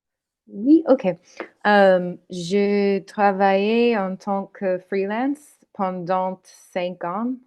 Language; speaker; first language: French; non-native, learner; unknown